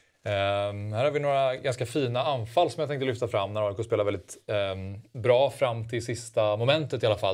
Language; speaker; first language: Swedish; native; Swedish